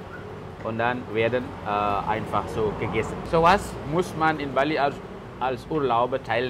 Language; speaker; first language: German; non-native, fluent; Balinese